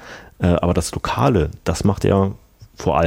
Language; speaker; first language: German; native; German